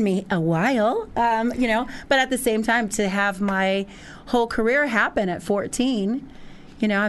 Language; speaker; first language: English; native; English